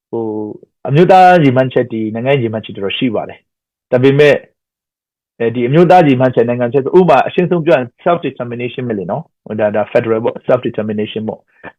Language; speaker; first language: Burmese; non-native, local second language; Hakha Chin